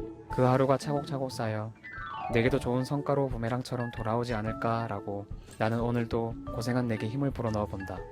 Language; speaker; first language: Korean; native; Korean